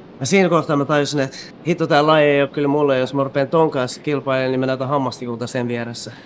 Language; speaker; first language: Finnish; early bilingual, other home language; Kurdish